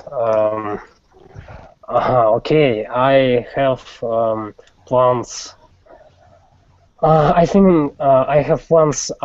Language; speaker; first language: English; non-native, learner; Russian